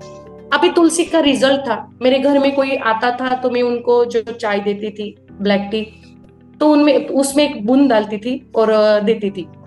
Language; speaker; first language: Hindi; native; Hindi